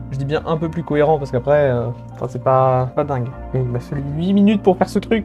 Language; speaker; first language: French; native; French